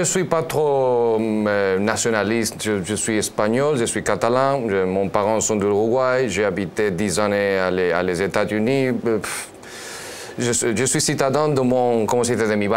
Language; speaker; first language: French; non-native, learner; Spanish